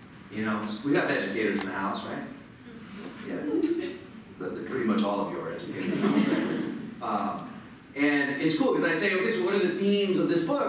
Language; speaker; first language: English; early bilingual, other home language; Spanish